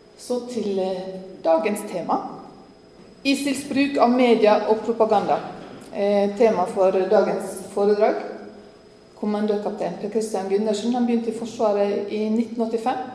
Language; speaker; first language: Norwegian; native; Norwegian